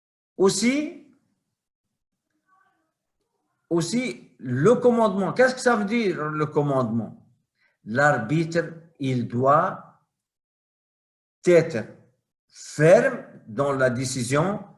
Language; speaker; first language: French; non-native, fluent; Arabic